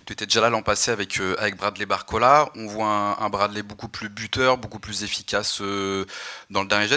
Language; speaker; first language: French; native; French